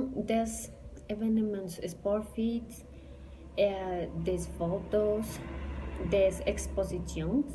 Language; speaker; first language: French; non-native, learner; Spanish